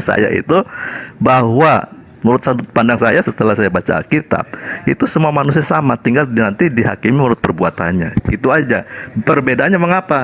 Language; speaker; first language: Indonesian; native; Indonesian